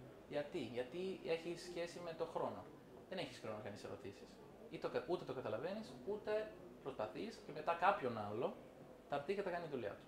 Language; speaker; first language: Greek; non-native, fluent; Italian